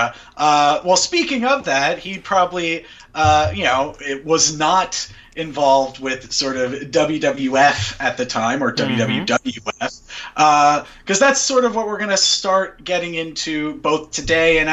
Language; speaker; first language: English; native; English